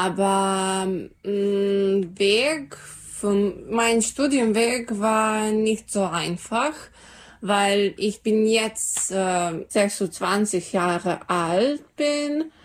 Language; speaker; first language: German; non-native, fluent; Serbian